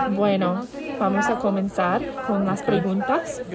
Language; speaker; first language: Spanish; non-native, learner; English